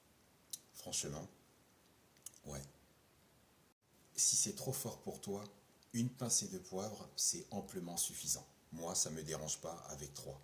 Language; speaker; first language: French; native; French